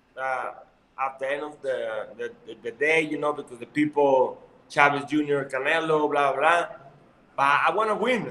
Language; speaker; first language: English; non-native, learner; Spanish